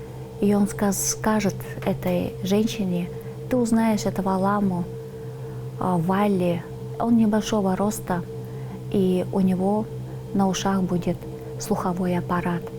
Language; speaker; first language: Russian; non-native, local second language; Tuvinian